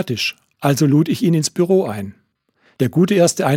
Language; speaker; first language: German; native; German